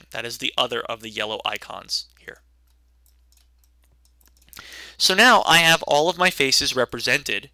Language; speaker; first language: English; native; English